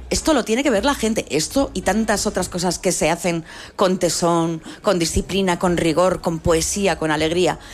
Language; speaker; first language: Spanish; native; Spanish